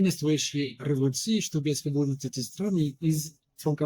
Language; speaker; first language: Russian; non-native, learner; French